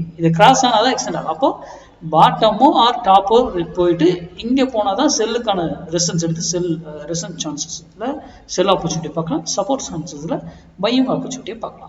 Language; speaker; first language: Tamil; native; Tamil